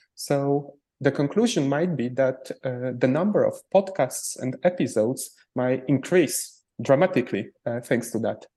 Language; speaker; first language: English; non-native, fluent; Polish